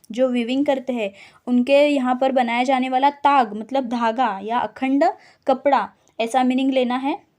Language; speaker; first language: Hindi; non-native, local second language; Marathi